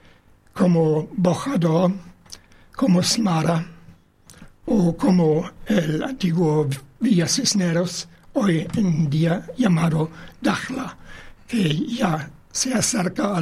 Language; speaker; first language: Spanish; non-native, fluent; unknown